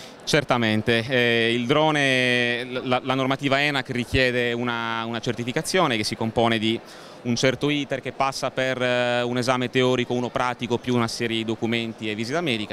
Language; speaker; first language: Italian; native; Italian